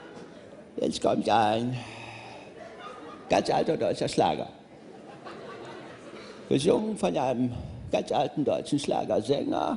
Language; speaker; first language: German; native; German